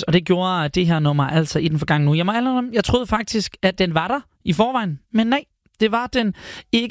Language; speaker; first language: Danish; native; Danish